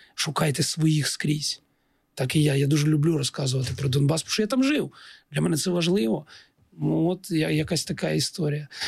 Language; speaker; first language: Ukrainian; non-native, local second language; Russian